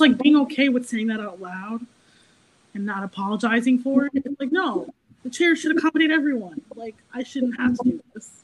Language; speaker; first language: English; native; English